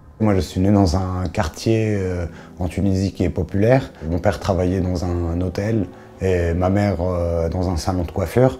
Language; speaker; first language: French; non-native, local second language; Arabic